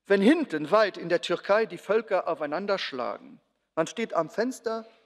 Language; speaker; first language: German; non-native, local second language; Luxembourgish